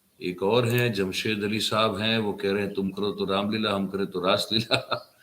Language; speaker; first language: Hindi; non-native, local second language; Gujarati